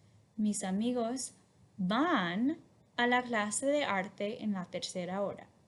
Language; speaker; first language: Spanish; non-native, fluent; English